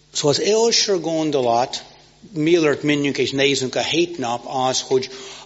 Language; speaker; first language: Hungarian; non-native, fluent; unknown